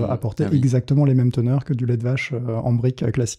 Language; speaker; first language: French; native; French